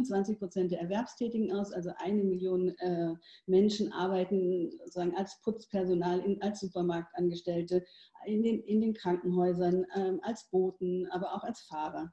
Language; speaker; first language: German; native; German